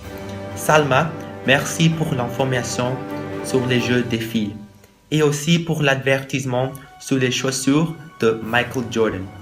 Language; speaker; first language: French; non-native, learner; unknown